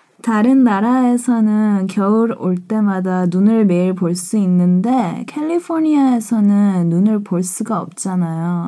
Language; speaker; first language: Korean; early bilingual, heritage; Korean